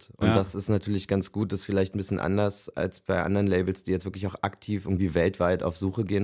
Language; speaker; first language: German; native; German